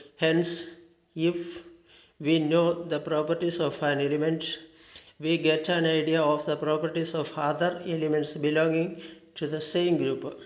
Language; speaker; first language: English; non-native, local second language; Malayalam